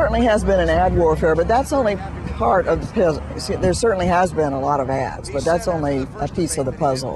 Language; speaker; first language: English; native; English